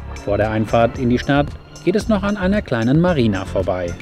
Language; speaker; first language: German; native; German